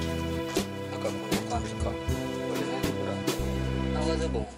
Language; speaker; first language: Japanese; native; Japanese